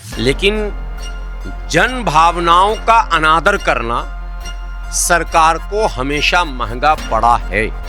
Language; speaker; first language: Hindi; native; Hindi